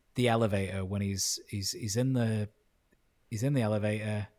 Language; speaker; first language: English; native; English